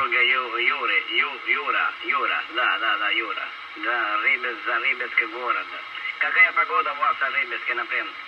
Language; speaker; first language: Russian; non-native, learner; Italian